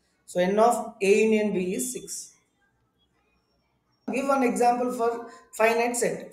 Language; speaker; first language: English; non-native, local second language; Telugu